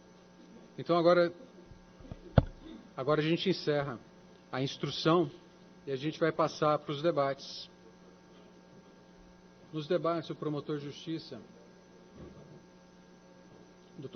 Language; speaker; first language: Portuguese; native; Portuguese